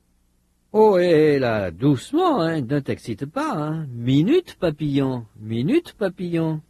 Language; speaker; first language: French; native; French